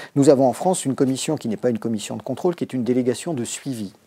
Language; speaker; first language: French; native; French